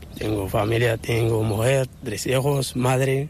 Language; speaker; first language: Spanish; non-native, learner; Arabic